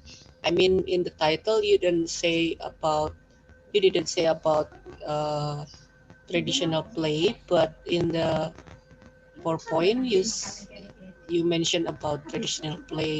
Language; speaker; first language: English; non-native, fluent; Indonesian